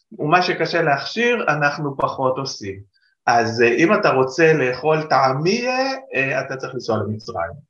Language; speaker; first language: Hebrew; native; Hebrew